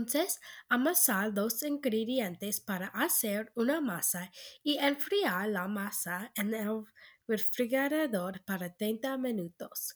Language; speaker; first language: Spanish; non-native, learner; English